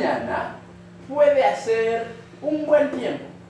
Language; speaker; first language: Spanish; non-native, learner; Haitian Creole